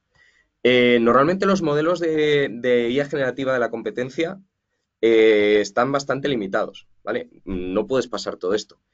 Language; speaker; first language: Spanish; native; Spanish